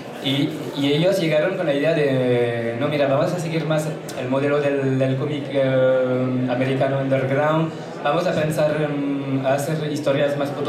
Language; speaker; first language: Spanish; non-native, fluent; French